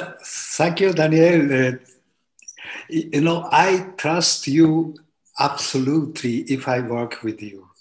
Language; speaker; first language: English; non-native, learner; Japanese